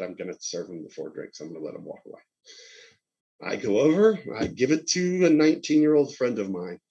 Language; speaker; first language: English; native; English